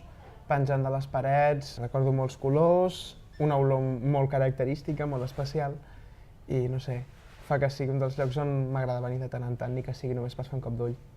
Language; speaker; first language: Catalan; native; Catalan